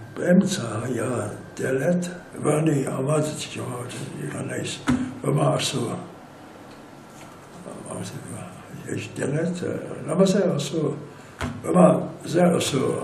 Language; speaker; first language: Hebrew; non-native, fluent; English